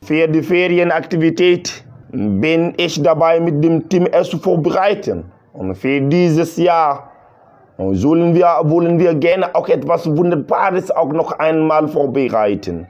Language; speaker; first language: German; non-native, learner; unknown